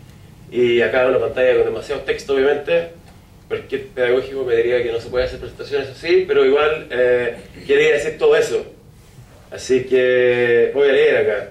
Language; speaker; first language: Spanish; non-native, fluent; Swedish